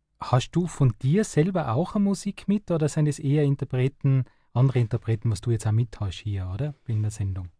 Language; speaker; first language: German; native; German